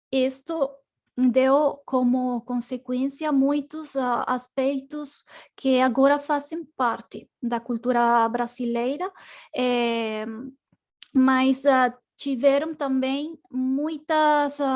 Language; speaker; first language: Portuguese; non-native, learner; Spanish